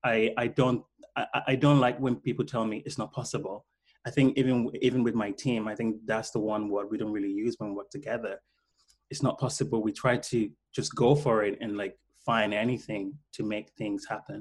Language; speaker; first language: English; non-native, local second language; Krio